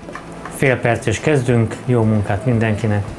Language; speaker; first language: Hungarian; native; Hungarian